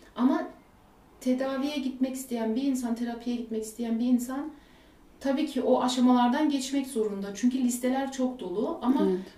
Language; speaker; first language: Turkish; early bilingual, heritage; Turkish